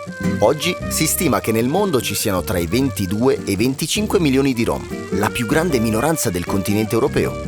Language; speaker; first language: Italian; native; Italian